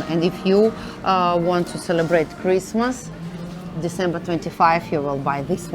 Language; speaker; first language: English; non-native, learner; Russian